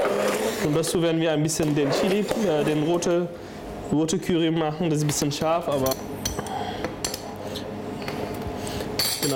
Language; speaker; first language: German; non-native, fluent; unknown